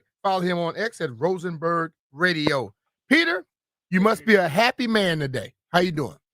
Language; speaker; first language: English; native; English